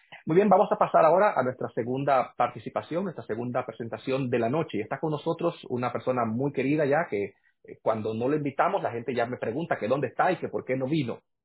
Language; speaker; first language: Spanish; native; Spanish